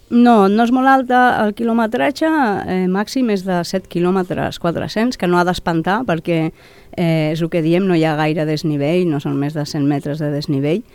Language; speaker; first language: Catalan; native; Catalan